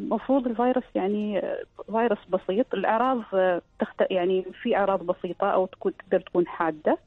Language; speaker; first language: Arabic; native; Arabic